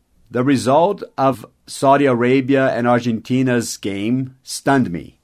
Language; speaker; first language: English; native; English